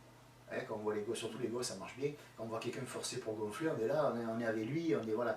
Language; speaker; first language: French; native; French